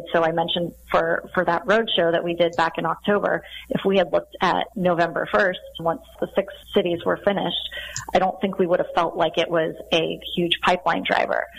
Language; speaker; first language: English; native; English